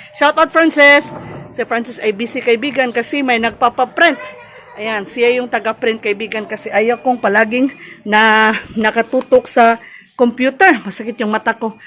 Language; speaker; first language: Filipino; non-native, local second language; Cebuano